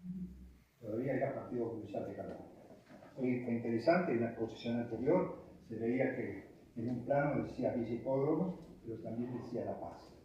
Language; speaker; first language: Spanish; native; Spanish